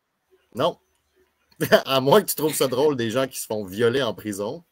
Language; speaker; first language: French; native; French